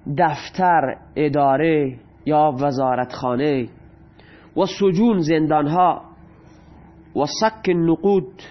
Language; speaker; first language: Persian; non-native, local second language; Baluchi